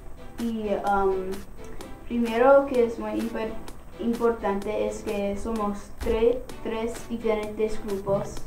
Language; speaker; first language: Spanish; non-native, learner; English